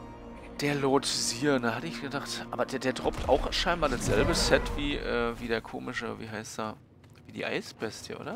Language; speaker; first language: German; native; German